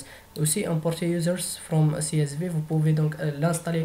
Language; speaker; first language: French; non-native, fluent; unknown